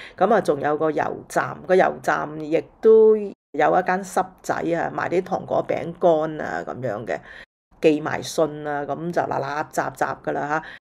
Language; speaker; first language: Cantonese; early bilingual, heritage; Cantonese